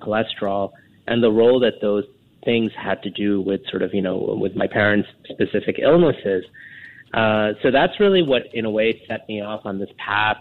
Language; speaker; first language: English; native; English